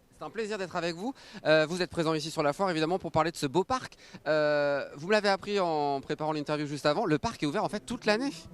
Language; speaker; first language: French; native; French